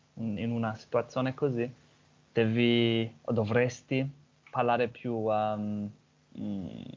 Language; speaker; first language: Italian; non-native, fluent; English